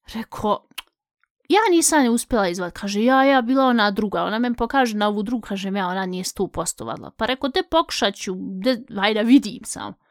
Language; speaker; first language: Bosnian; early bilingual, heritage; Bosnian